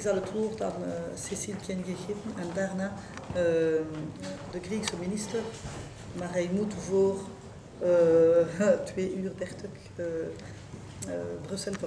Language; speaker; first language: Dutch; non-native, local second language; French